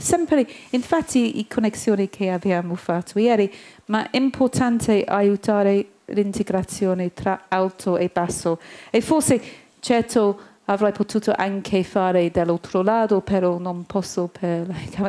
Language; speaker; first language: Italian; non-native, learner; English